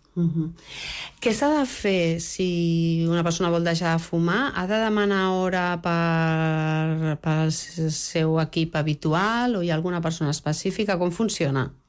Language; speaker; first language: Catalan; native; Catalan